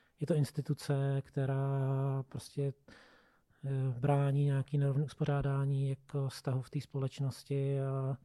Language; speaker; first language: Czech; native; Czech